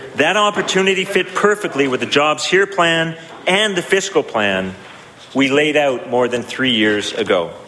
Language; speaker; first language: English; native; English